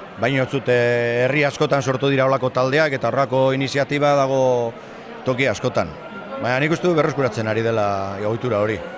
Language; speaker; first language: Basque; native; Basque